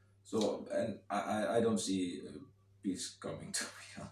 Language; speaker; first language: English; non-native, fluent; Dutch